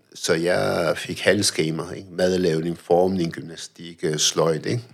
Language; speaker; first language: Danish; early bilingual, other home language; Arabic